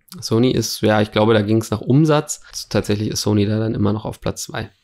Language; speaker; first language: German; native; German